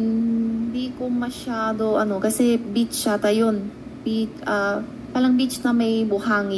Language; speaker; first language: Filipino; non-native, learner; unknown